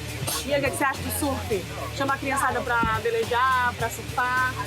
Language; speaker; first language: Portuguese; native; Portuguese